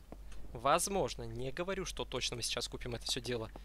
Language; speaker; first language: Russian; native; Russian